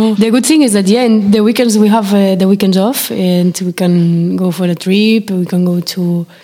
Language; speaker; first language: English; non-native, fluent; Spanish